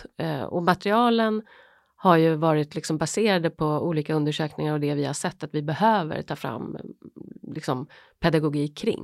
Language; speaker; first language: Swedish; native; Swedish